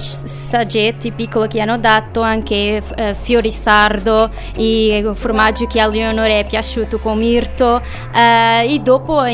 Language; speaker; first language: Italian; non-native, learner; Portuguese